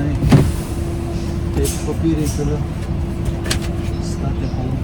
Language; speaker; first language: Dutch; non-native, fluent; Turkish